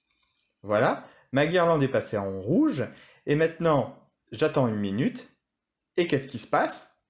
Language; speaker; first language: French; native; French